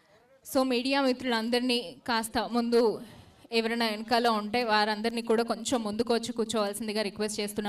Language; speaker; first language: Telugu; native; Telugu